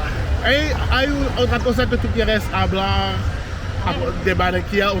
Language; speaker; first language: Spanish; non-native, learner; English